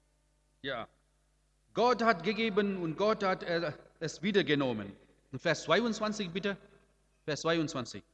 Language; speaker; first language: German; non-native, learner; Amharic